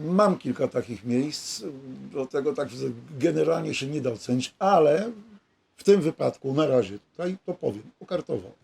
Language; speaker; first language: Polish; native; Polish